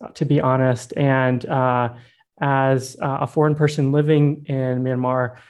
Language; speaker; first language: English; early bilingual, other home language; Burmese